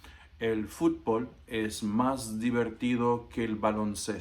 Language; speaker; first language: Spanish; non-native, fluent; English